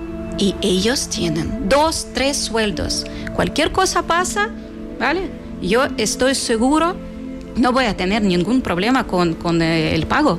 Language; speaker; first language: Spanish; non-native, fluent; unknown